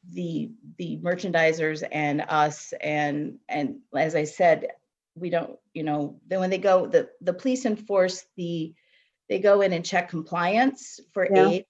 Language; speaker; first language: English; native; English